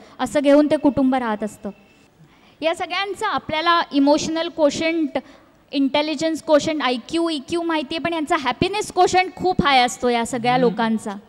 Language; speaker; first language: Marathi; native; Marathi